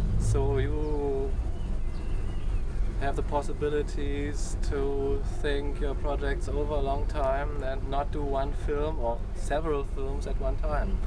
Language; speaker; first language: English; non-native, fluent; German